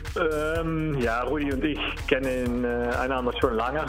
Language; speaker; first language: German; non-native, learner; Dutch